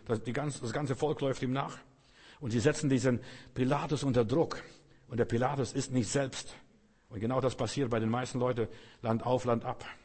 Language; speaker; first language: German; non-native, fluent; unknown